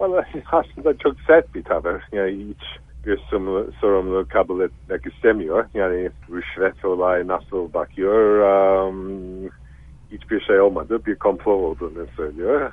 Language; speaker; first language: Turkish; non-native, fluent; English